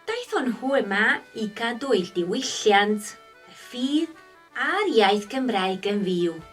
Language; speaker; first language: Welsh; non-native, local second language; Spanish